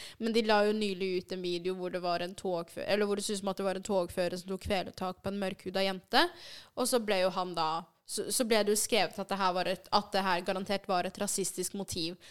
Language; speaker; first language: Norwegian; early bilingual, other home language; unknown